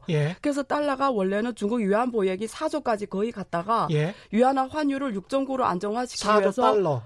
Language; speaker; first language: Korean; early bilingual, heritage; Korean